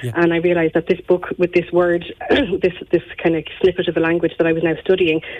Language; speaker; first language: English; native; English